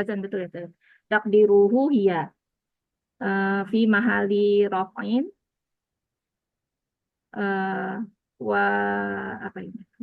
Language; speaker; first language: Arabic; non-native, learner; Indonesian